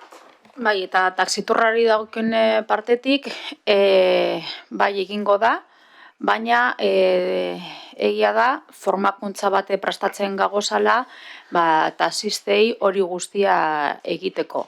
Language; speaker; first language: Basque; native; Basque